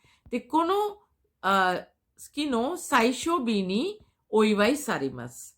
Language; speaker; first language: Japanese; non-native, fluent; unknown